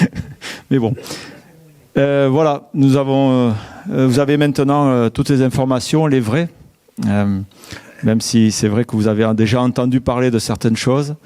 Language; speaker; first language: French; native; French